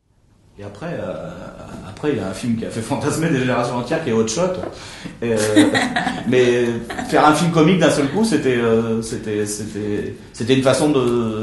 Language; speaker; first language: French; native; French